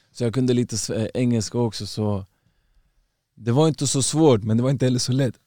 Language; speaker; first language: Swedish; early bilingual, other home language; Uzbek